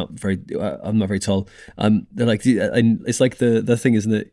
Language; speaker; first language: English; native; English